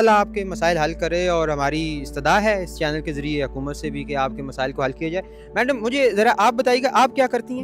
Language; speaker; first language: Urdu; native; Urdu